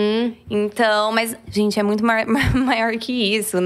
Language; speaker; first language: Portuguese; native; Portuguese